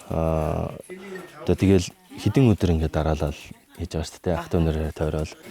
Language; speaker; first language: Mongolian; native; Mongolian